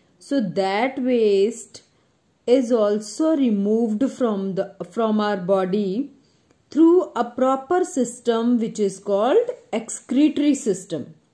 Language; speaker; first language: English; non-native, local second language; Punjabi